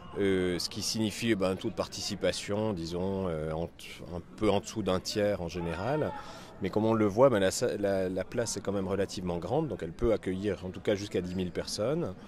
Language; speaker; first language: French; native; French